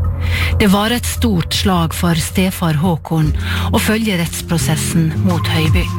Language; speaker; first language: Norwegian; native; Norwegian